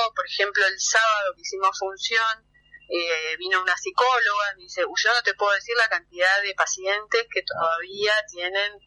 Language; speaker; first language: Spanish; native; Spanish